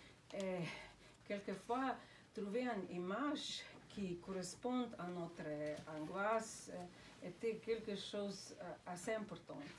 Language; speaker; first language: French; non-native, fluent; Slovenian